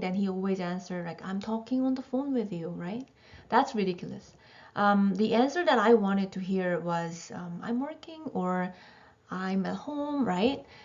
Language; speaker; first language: English; non-native, fluent; Korean